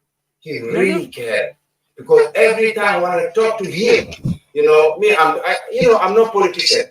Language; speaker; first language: English; non-native, learner; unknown